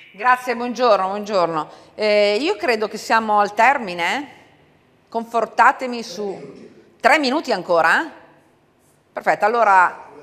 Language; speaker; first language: Italian; native; Italian